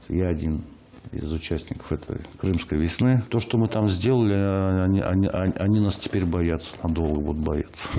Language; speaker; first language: Russian; native; Russian